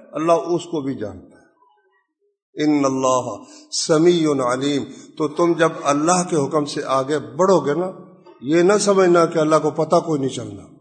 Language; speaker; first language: Urdu; non-native, local second language; Punjabi